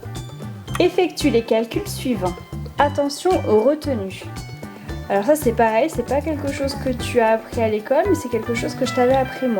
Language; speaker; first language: French; native; French